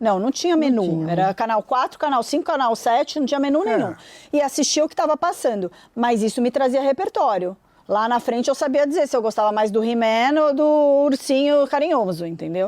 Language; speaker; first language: Portuguese; native; Portuguese